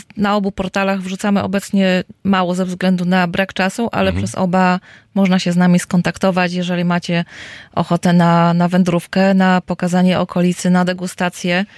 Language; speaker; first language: Polish; native; Polish